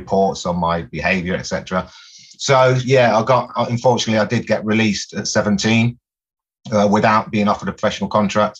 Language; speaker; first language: English; native; English